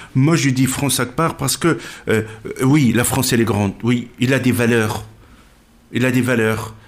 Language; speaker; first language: French; non-native, local second language; Arabic